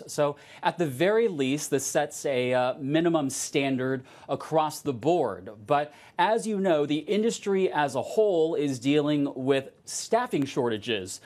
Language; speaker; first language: English; native; English